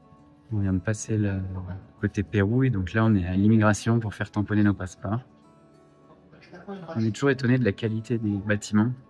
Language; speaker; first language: French; native; French